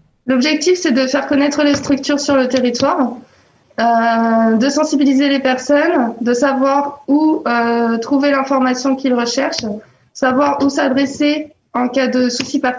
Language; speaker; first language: French; native; French